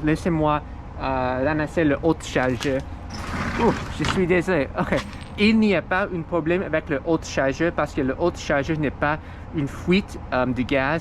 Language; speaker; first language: French; non-native, learner; English